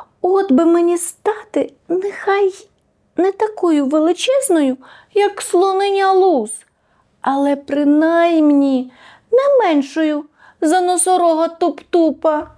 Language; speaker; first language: Ukrainian; native; Ukrainian